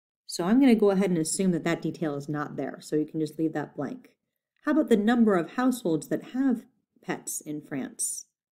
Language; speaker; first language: English; native; English